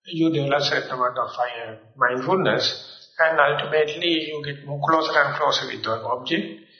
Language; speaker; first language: English; non-native, local second language; Sinhala